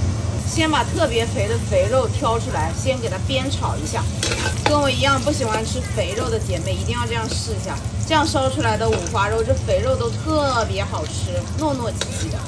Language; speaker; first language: Chinese; native; Chinese